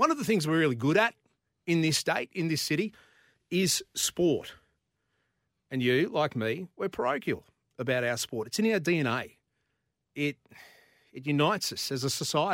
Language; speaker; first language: English; native; English